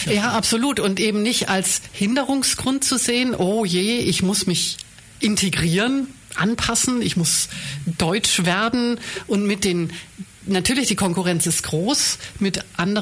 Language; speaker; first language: German; native; German